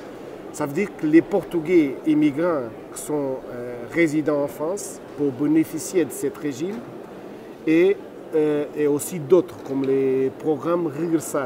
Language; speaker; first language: French; non-native, fluent; Portuguese